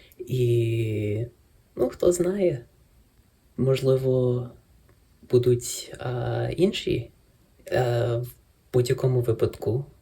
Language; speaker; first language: Ukrainian; early bilingual, heritage; Ukrainian